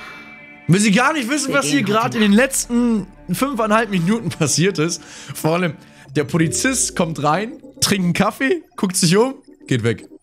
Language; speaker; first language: German; native; German